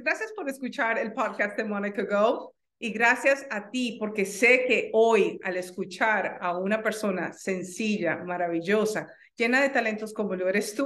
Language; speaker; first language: Spanish; native; Spanish